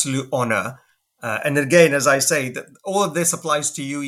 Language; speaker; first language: English; native; English